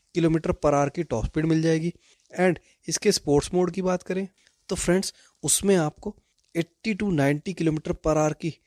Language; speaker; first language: Hindi; native; Hindi